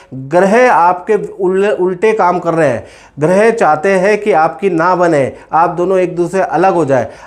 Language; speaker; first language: Hindi; native; Hindi